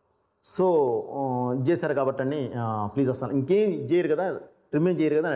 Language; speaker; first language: Telugu; native; Telugu